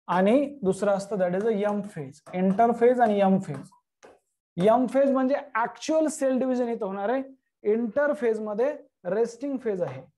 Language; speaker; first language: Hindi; non-native, local second language; Marathi